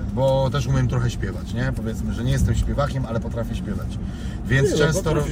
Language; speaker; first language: Polish; native; Polish